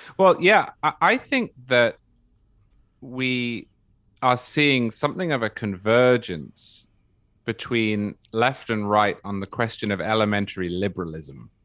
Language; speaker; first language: English; native; English